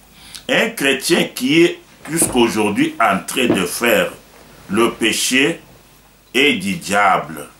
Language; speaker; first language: French; non-native, local second language; Lingala